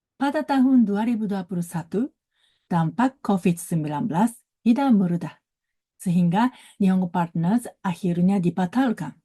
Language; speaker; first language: Indonesian; non-native, learner; Japanese